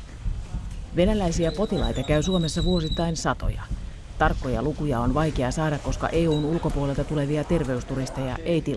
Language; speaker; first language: Finnish; native; Finnish